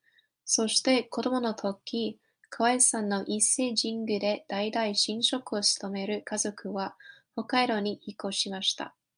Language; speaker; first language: Japanese; non-native, learner; English